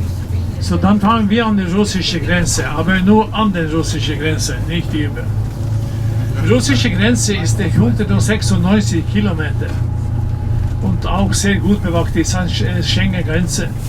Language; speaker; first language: German; non-native, learner; Norwegian